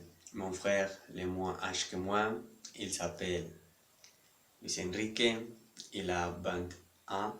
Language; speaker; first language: French; non-native, learner; Spanish